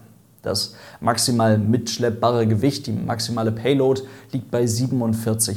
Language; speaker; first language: German; native; German